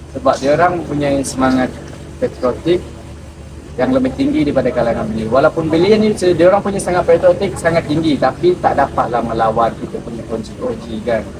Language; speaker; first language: Malay; native; Malay